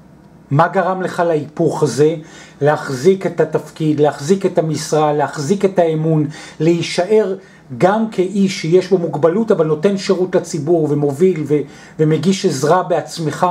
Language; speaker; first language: Hebrew; native; Hebrew